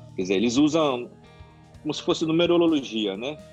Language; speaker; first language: Portuguese; non-native, local second language; Japanese